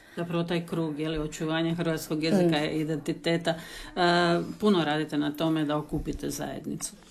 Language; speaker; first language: Serbian; early bilingual, heritage; Croatian